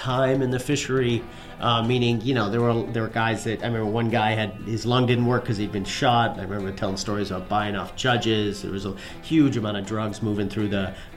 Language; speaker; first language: English; native; English